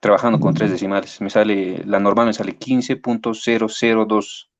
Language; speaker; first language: Spanish; native; Spanish